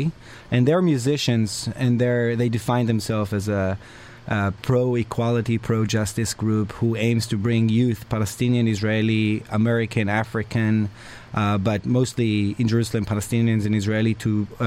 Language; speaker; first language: English; non-native, fluent; Hebrew